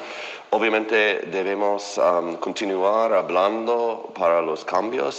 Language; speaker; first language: Spanish; non-native, fluent; English